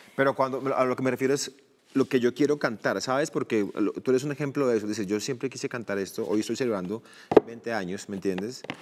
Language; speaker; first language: Spanish; native; Spanish